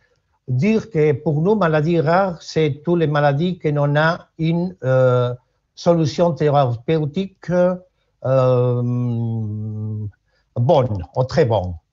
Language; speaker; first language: French; non-native, learner; Spanish